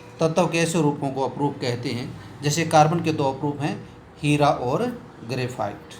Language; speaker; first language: Hindi; native; Hindi